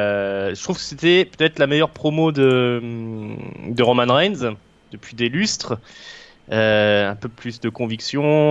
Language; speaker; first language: French; native; French